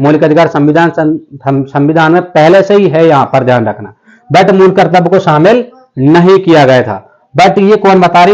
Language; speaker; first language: Hindi; native; Hindi